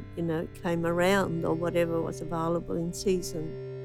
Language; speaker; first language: English; non-native, fluent; Italian